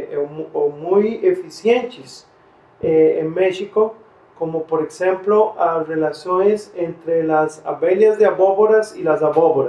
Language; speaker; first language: Spanish; non-native, fluent; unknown